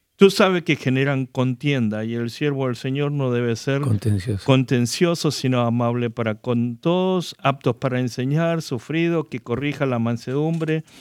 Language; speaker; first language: Spanish; non-native, fluent; Korean